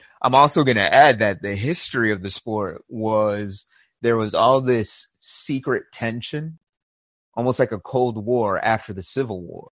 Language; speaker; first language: English; native; English